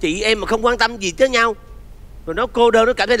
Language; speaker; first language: Vietnamese; native; Vietnamese